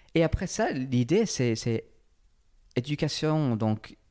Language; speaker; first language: French; non-native, fluent; English